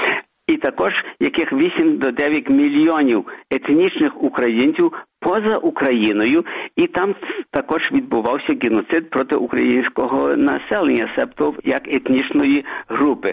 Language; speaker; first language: Ukrainian; early bilingual, heritage; Ukrainian